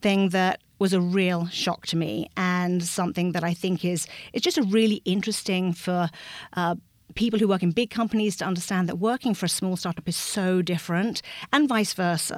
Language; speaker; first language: English; native; English